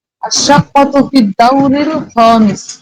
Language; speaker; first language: Arabic; non-native, learner; Bangla